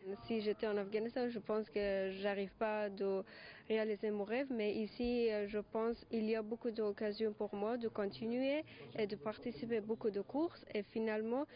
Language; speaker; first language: French; non-native, learner; Persian